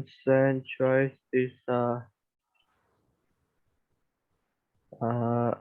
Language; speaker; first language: English; non-native, learner; Vietnamese